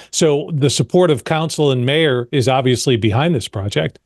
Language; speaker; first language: English; native; English